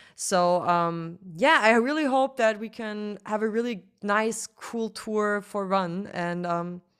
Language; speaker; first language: English; non-native, fluent; German